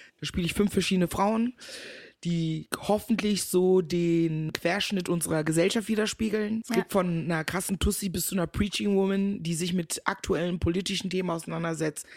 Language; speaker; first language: German; early bilingual, other home language; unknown